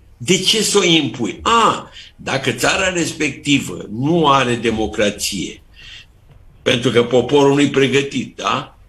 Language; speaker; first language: Romanian; native; Romanian